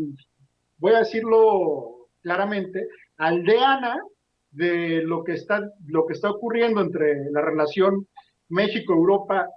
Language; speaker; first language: Spanish; native; Spanish